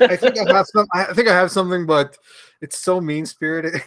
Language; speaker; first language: English; early bilingual, other home language; Spanish